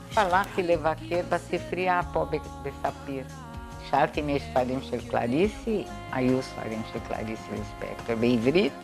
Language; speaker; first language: Hebrew; non-native, fluent; Portuguese